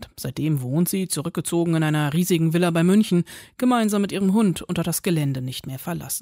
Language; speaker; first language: German; native; German